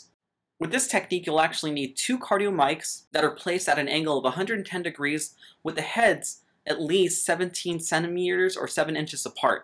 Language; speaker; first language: English; native; English